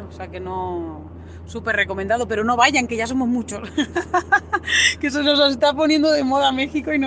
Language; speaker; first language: Spanish; native; Spanish